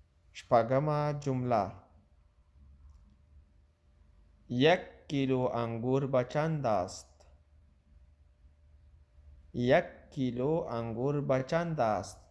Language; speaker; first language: Persian; non-native, local second language; Pashto